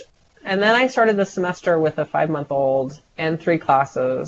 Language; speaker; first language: English; native; English